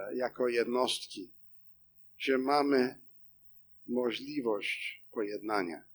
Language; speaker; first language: Polish; non-native, fluent; English